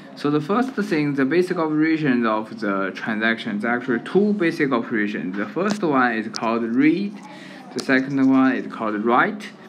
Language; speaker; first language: English; non-native, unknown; Chinese